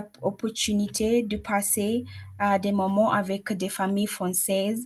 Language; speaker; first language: French; non-native, learner; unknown